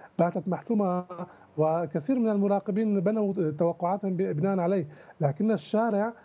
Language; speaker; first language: Arabic; native; Arabic